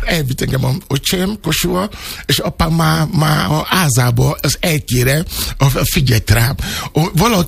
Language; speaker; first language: Hungarian; non-native, learner; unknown